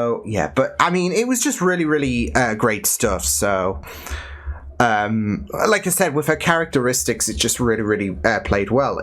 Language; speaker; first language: English; native; English